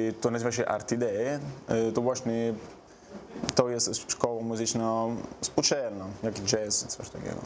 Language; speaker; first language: Polish; non-native, learner; Italian